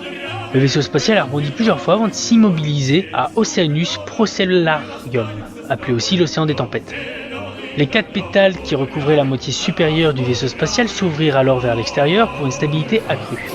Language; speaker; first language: French; native; French